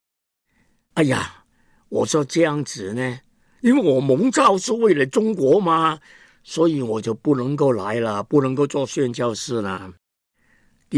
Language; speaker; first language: Chinese; non-native, local second language; Cantonese